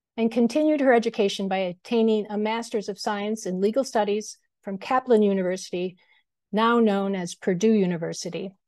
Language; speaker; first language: English; native; English